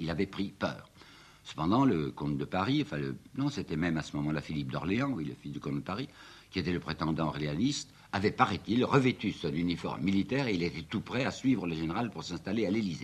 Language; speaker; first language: French; native; French